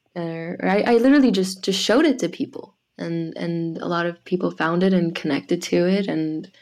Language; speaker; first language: English; early bilingual, other home language; French